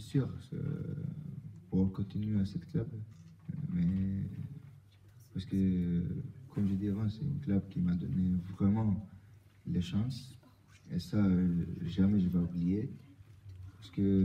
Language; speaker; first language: French; non-native, learner; Albanian